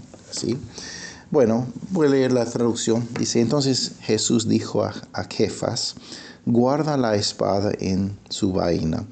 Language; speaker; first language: Spanish; non-native, fluent; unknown